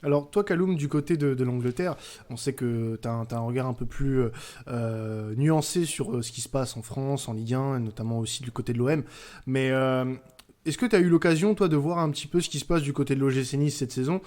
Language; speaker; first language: French; native; French